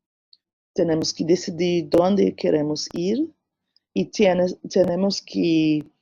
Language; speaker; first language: Spanish; non-native, learner; English